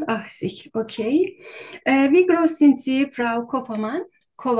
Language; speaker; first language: German; non-native, learner; Turkish